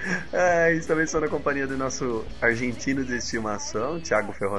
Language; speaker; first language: Portuguese; native; Portuguese